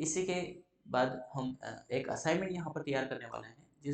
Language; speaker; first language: Hindi; native; Hindi